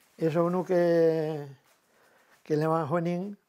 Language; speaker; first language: Spanish; native; Spanish